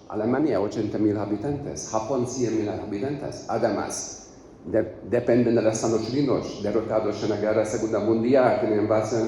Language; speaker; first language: Spanish; non-native, learner; Hungarian